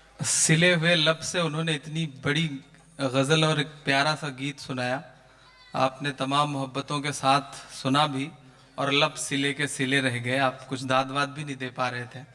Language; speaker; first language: Hindi; native; Hindi